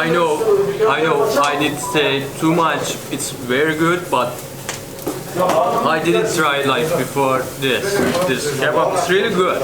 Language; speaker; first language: English; non-native, learner; Turkish